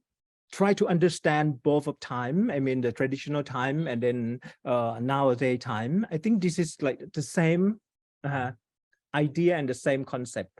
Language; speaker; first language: English; non-native, fluent; Thai